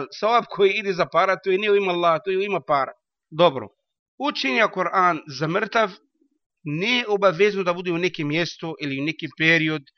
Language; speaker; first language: Bosnian; non-native, learner; Arabic